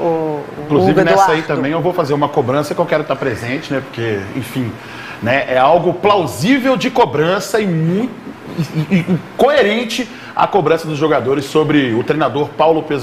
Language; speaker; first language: Portuguese; native; Portuguese